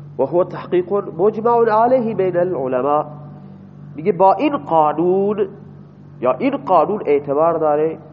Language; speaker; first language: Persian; non-native, local second language; Baluchi